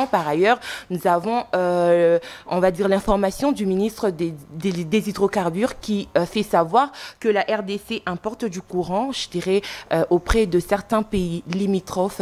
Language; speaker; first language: French; non-native, local second language; Lingala